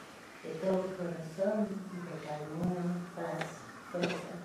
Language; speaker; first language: Spanish; non-native, fluent; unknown